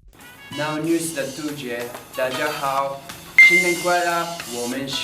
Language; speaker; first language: Chinese; non-native, learner; Japanese